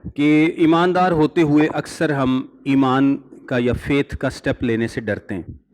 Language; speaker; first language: Urdu; non-native, local second language; Punjabi